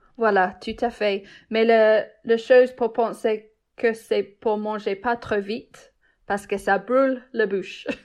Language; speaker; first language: French; non-native, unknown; English